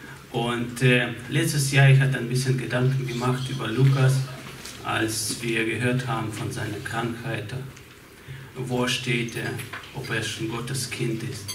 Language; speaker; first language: German; non-native, fluent; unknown